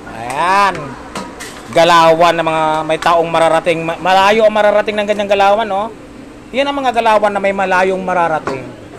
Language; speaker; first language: Filipino; native; Filipino